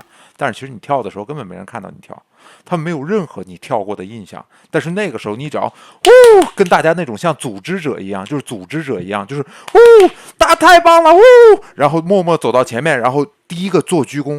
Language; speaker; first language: Chinese; native; Chinese